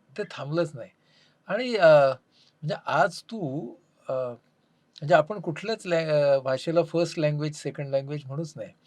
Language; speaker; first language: Marathi; native; Marathi